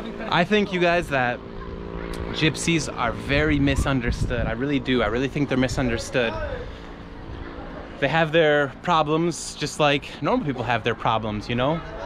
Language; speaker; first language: English; native; English